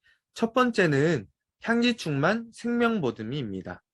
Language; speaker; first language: Korean; native; Korean